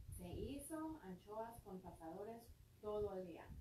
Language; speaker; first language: Spanish; early bilingual, heritage; Spanish